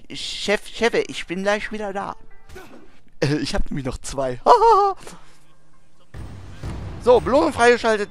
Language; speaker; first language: German; native; German